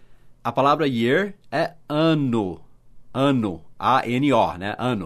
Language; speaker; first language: Portuguese; non-native, fluent; English